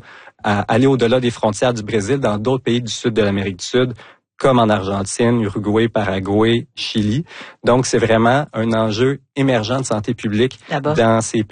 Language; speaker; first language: French; native; French